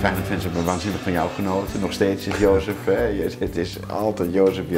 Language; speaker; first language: Dutch; native; Dutch